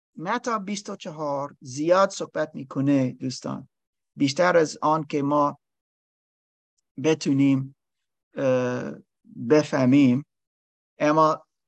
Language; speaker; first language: Persian; non-native, learner; English